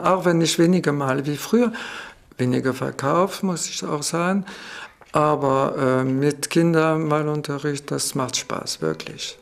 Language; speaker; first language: German; non-native, fluent; French